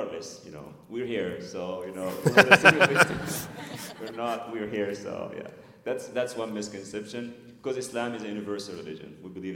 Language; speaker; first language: English; non-native, fluent; Arabic